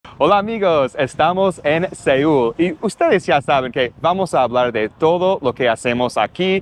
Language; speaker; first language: Spanish; non-native, fluent; English